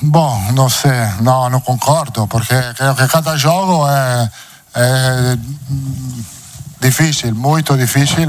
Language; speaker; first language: Portuguese; non-native, learner; Italian